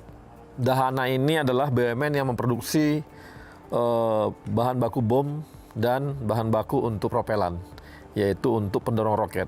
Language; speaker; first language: Indonesian; native; Indonesian